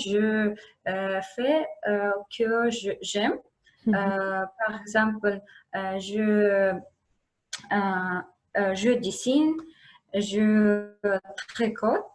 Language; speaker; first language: French; non-native, learner; Russian